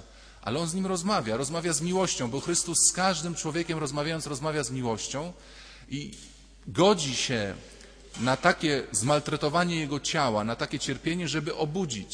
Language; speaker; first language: Polish; native; Polish